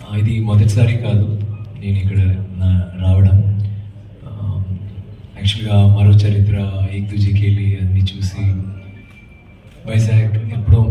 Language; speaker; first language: Telugu; non-native, learner; Tamil